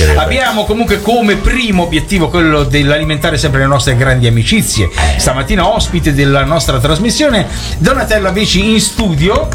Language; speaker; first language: Italian; native; Italian